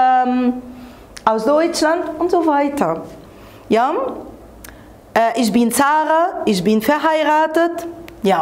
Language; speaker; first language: German; non-native, fluent; Arabic